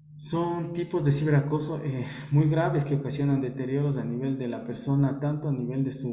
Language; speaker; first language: Spanish; native; Spanish